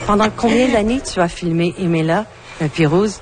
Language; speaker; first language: French; native; French